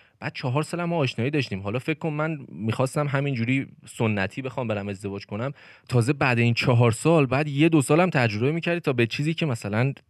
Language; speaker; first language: Persian; native; Persian